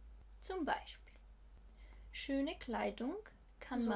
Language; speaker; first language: German; non-native, fluent; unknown